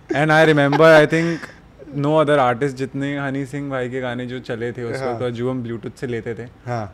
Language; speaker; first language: Hindi; native; Hindi